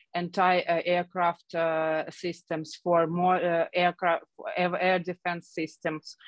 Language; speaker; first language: English; non-native, fluent; Ukrainian